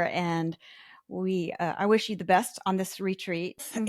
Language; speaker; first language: English; native; English